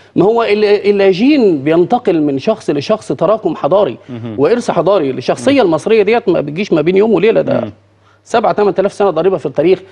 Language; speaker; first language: Arabic; native; Arabic